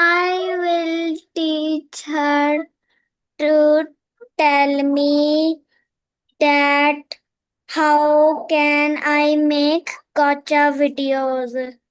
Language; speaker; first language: English; non-native, learner; Hindi